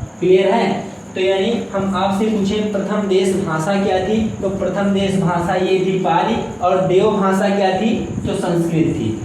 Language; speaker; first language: Hindi; native; Hindi